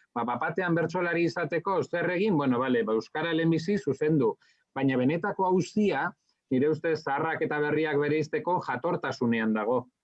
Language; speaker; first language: Basque; non-native, local second language; Spanish